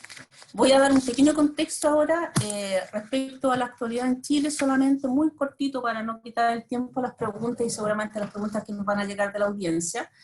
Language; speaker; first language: Spanish; native; Spanish